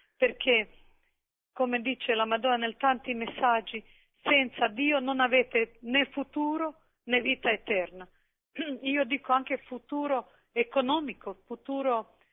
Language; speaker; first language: Italian; non-native, fluent; Croatian